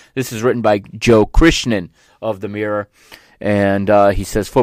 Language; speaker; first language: English; native; English